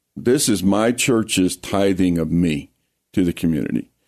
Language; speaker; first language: English; native; English